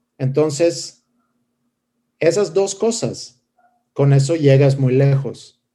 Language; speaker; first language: Spanish; non-native, fluent; Swedish